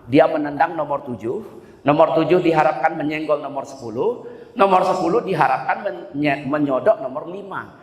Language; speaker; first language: Indonesian; native; Indonesian